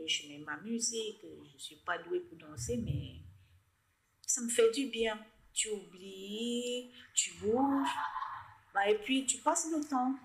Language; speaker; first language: French; non-native, fluent; Persian